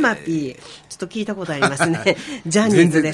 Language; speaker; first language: Japanese; native; Japanese